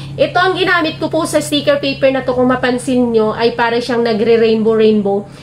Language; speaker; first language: Filipino; non-native, local second language; Cebuano